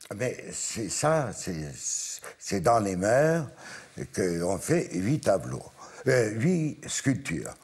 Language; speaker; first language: French; non-native, fluent; Hungarian